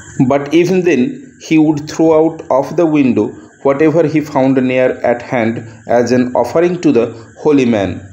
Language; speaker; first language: English; non-native, local second language; Bangla